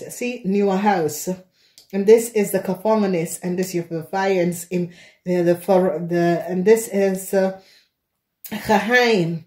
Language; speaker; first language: Dutch; non-native, fluent; English